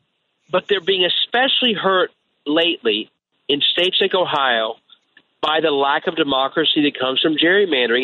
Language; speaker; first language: English; native; English